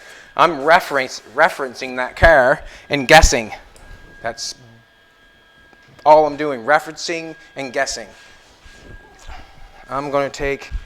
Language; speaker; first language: English; native; English